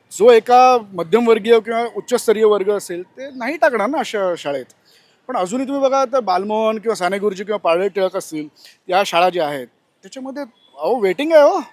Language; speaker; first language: Marathi; non-native, local second language; Gujarati